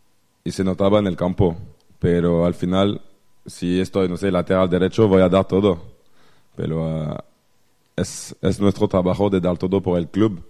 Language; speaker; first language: Spanish; non-native, fluent; French